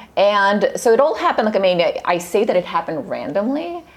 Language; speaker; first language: English; early bilingual, other home language; Russian